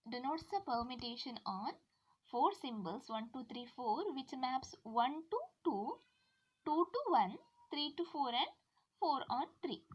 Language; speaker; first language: English; non-native, local second language; Kannada